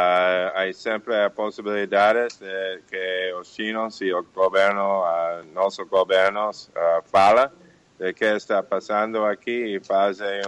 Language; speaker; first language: Portuguese; non-native, fluent; English